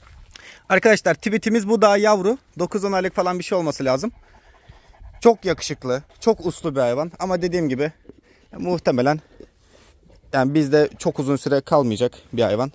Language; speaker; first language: Turkish; native; Turkish